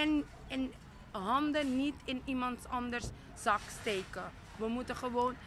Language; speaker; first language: Dutch; non-native, local second language; Papiamento